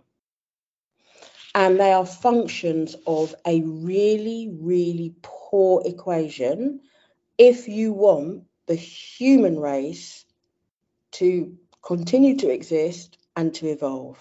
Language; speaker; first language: English; native; English